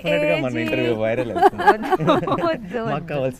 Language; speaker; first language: Telugu; native; Telugu